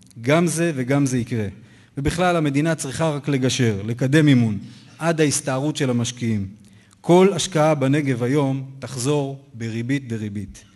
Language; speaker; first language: Hebrew; native; Hebrew